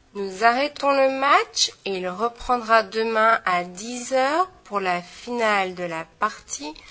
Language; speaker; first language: French; native; French